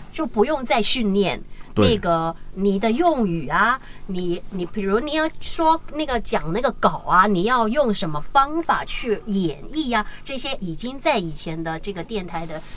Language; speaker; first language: Chinese; non-native, local second language; Cantonese